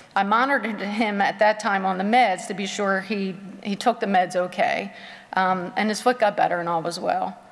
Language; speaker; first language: English; native; English